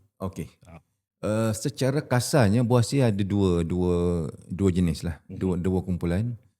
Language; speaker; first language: Malay; native; Malay